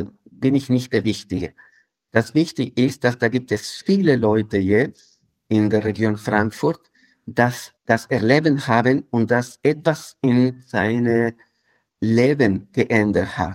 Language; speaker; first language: German; non-native, fluent; Spanish